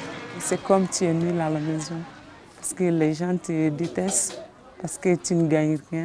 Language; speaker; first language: French; non-native, local second language; Bambara